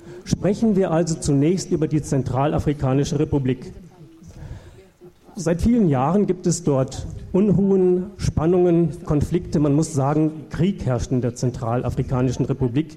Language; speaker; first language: German; native; German